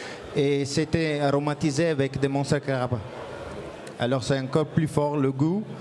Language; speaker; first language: French; non-native, learner; Italian